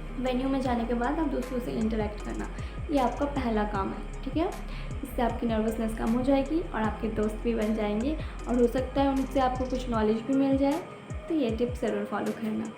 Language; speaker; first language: Hindi; non-native, local second language; Bangla